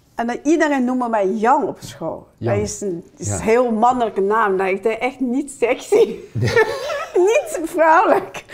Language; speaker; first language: Dutch; non-native, fluent; Chinese